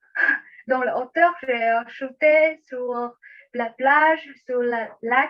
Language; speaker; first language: French; non-native, learner; Vietnamese